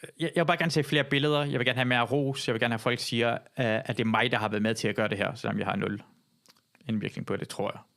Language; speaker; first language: Danish; early bilingual, other home language; Persian